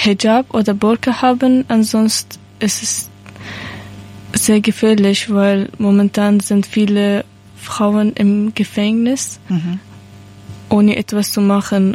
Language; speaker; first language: German; non-native, learner; Persian